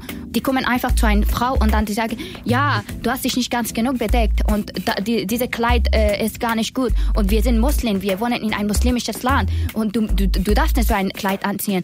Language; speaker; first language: German; non-native, learner; Persian